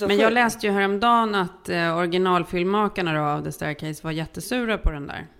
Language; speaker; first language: Swedish; native; Swedish